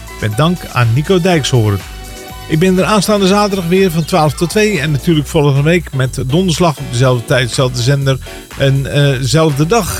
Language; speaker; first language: Dutch; native; Dutch